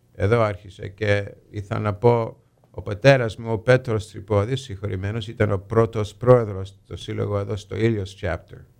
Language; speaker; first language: Greek; early bilingual, heritage; Greek